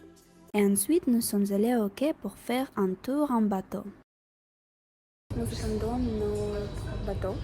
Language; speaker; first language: French; non-native, fluent; Russian